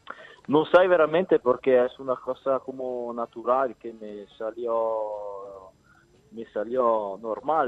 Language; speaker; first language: Spanish; non-native, learner; Italian